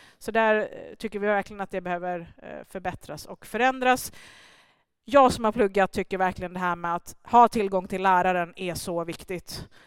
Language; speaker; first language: Swedish; early bilingual, other home language; Persian